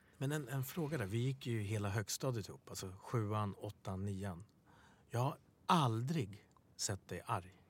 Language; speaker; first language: Swedish; early bilingual, other home language; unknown